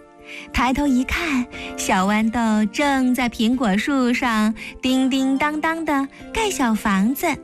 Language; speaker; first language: Chinese; native; Chinese